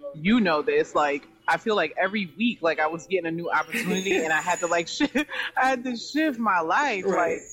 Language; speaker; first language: English; native; English